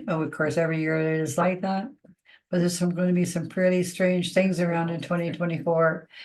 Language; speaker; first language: English; native; English